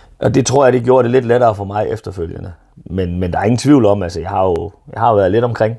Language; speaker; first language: Danish; native; Danish